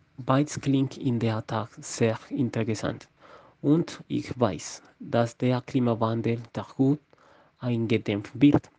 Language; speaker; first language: German; non-native, learner; Spanish